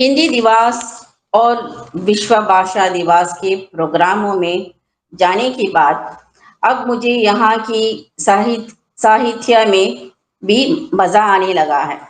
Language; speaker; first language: Hindi; non-native, learner; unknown